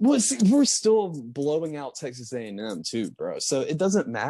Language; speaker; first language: English; native; English